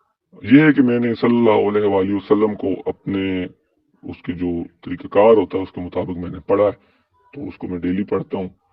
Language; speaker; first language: Urdu; native; Urdu